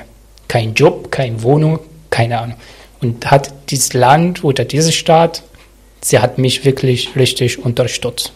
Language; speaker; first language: German; non-native, learner; Arabic